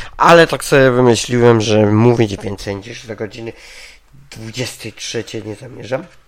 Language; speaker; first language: Polish; native; Polish